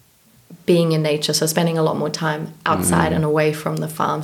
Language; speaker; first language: English; native; English